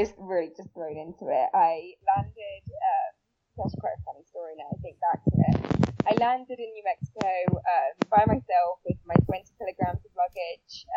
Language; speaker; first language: English; native; English